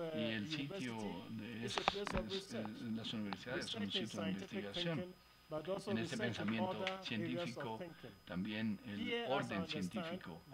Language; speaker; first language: Spanish; non-native, fluent; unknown